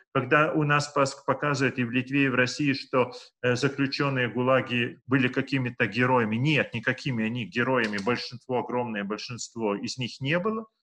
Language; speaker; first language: Russian; non-native, local second language; Lithuanian